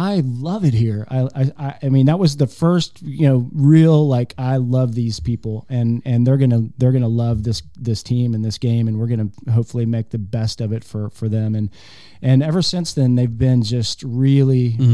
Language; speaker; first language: English; native; English